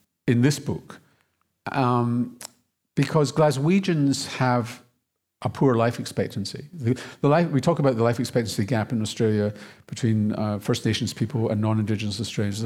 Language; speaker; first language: English; native; English